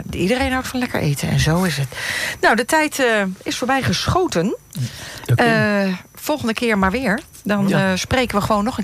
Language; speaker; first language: Dutch; native; Dutch